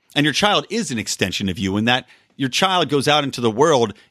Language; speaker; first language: English; native; English